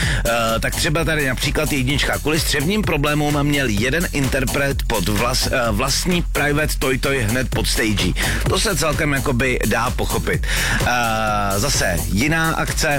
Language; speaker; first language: Czech; native; Czech